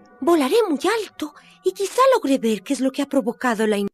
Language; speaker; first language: Spanish; non-native, learner; English